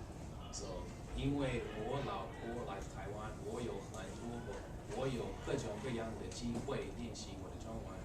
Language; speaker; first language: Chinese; non-native, fluent; English